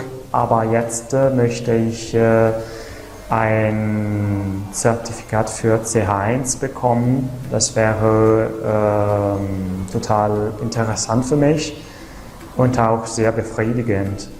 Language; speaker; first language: German; non-native, fluent; Italian